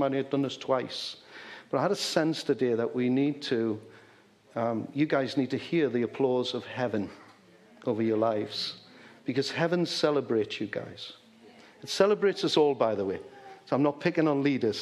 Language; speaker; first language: English; native; English